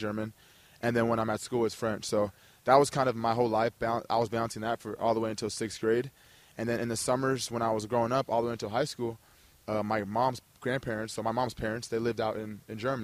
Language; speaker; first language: English; early bilingual, other home language; German